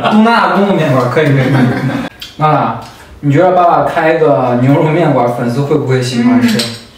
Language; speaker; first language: Chinese; native; Chinese